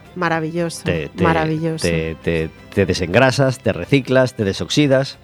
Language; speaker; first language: Spanish; native; Spanish